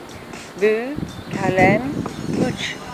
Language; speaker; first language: Turkish; non-native, learner; English